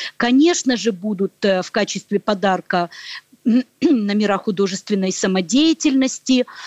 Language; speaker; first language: Russian; native; Russian